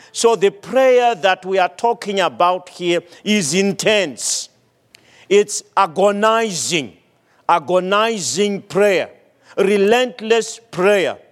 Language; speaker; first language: English; non-native, fluent; Malagasy